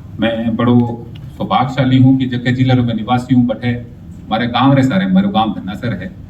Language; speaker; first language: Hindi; non-native, local second language; Punjabi